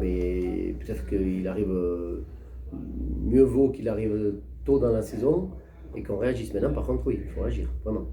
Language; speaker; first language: French; native; French